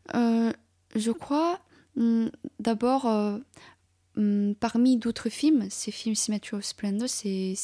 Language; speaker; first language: French; non-native, fluent; Chinese